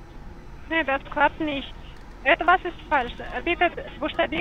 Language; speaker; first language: German; non-native, learner; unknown